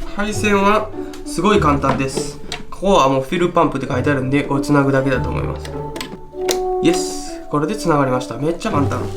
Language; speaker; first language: Japanese; native; Japanese